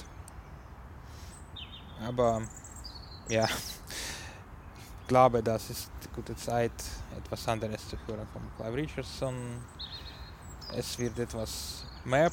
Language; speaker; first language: German; non-native, learner; Ukrainian